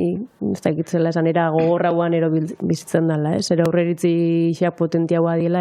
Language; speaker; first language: Basque; native; Basque